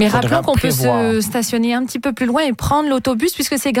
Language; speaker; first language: French; native; French